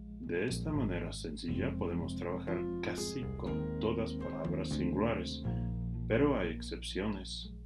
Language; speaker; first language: Spanish; non-native, fluent; English